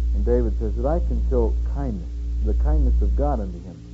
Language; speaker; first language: English; native; English